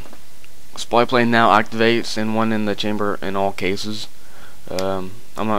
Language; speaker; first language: English; native; English